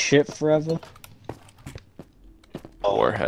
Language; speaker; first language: English; native; English